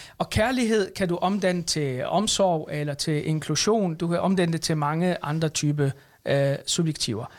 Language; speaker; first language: Danish; early bilingual, other home language; Arabic